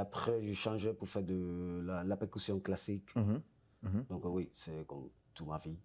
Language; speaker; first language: French; non-native, fluent; Spanish